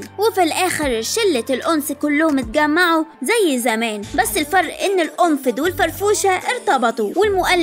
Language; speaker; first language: Arabic; native; Arabic